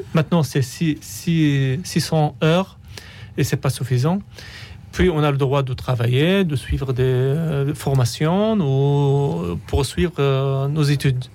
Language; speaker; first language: French; non-native, fluent; Arabic